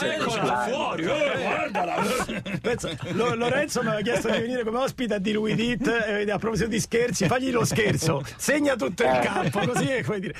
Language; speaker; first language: Italian; native; Italian